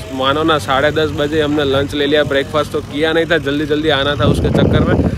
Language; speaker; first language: Hindi; non-native, local second language; Gujarati